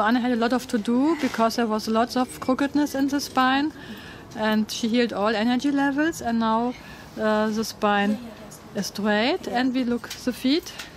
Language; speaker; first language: English; non-native, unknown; German